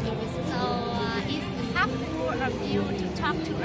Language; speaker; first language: English; non-native, learner; Vietnamese